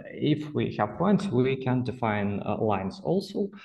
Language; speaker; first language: English; non-native, fluent; Russian